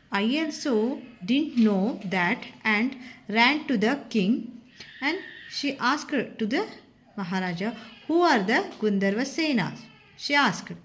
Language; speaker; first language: English; non-native, local second language; Kannada